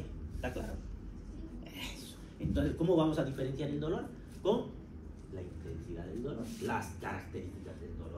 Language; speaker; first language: Spanish; native; Spanish